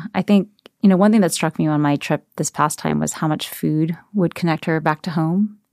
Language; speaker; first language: English; native; English